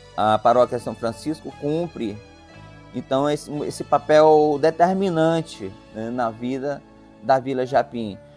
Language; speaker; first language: Portuguese; native; Portuguese